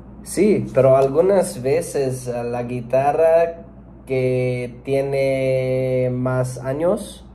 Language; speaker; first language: Spanish; non-native, learner; English